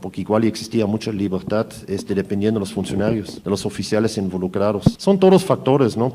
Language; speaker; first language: Spanish; native; Spanish